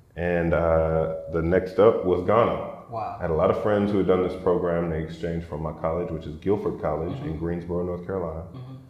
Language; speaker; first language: English; native; English